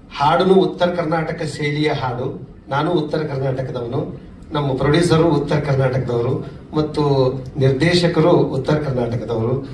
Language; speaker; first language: Kannada; native; Kannada